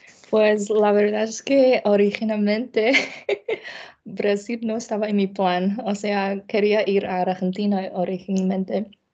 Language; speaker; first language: Spanish; non-native, fluent; Chinese